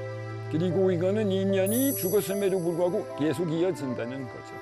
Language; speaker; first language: Korean; non-native, fluent; French